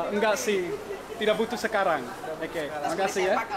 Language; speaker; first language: Indonesian; non-native, fluent; Dutch